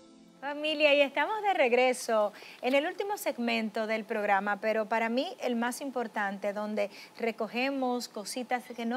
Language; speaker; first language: Spanish; native; Spanish